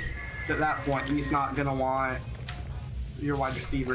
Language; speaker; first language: English; native; English